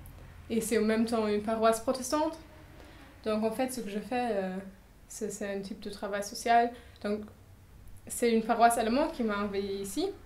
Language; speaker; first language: French; non-native, fluent; German